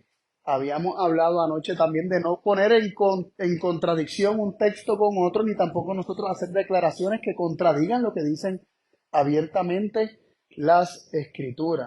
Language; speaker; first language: Spanish; native; Spanish